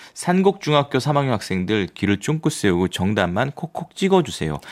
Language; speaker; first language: Korean; native; Korean